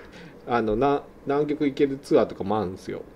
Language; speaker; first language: Japanese; native; Japanese